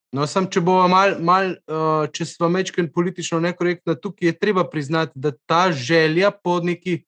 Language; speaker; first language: Slovenian; native; Slovenian